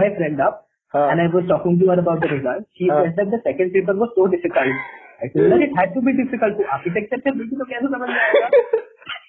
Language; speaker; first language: English; non-native, local second language; Malayalam